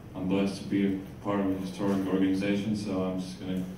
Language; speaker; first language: English; non-native, fluent; Finnish